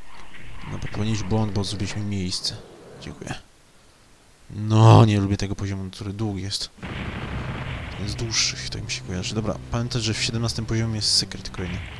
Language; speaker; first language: Polish; native; Polish